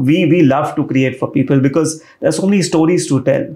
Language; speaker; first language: English; non-native, local second language; Hindi